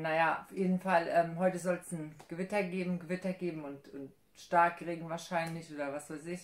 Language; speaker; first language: German; native; German